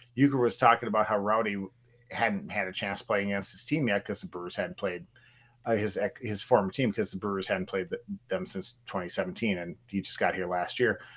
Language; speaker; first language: English; native; English